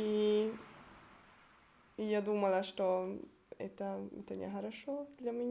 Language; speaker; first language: Russian; non-native, learner; Hungarian